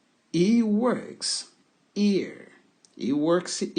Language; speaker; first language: English; non-native, learner; French